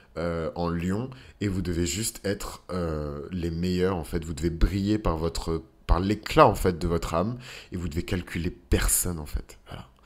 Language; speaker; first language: French; native; French